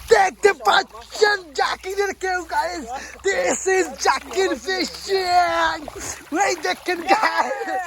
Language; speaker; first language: Bangla; non-native, local second language; Sylheti